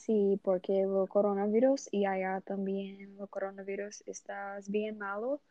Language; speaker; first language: Spanish; non-native, learner; Portuguese